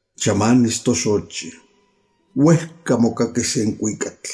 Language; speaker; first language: Spanish; non-native, local second language; Nahuatl languages